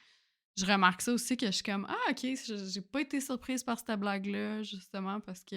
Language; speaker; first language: French; native; French